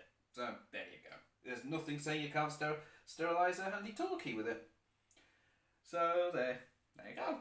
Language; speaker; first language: English; native; English